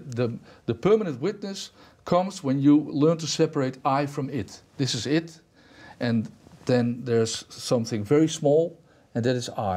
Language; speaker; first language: English; non-native, fluent; Dutch